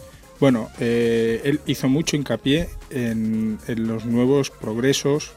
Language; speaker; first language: Spanish; native; Spanish